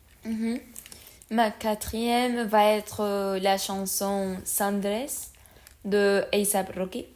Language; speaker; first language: French; non-native, learner; Spanish